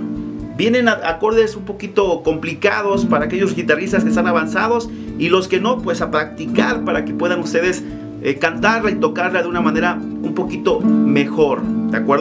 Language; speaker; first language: Spanish; native; Spanish